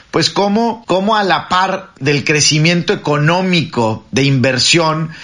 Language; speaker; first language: Spanish; native; Spanish